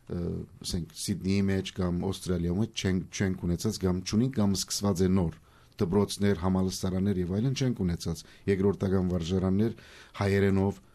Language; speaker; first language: Armenian; early bilingual, heritage; Armenian